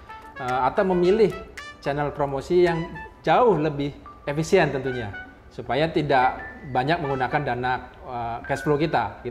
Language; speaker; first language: Indonesian; native; Indonesian